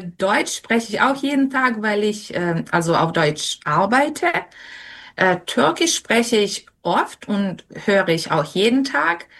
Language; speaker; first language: German; non-native, fluent; Serbian